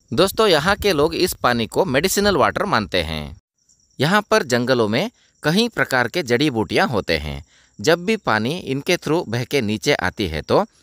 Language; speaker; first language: Hindi; non-native, local second language; Kannada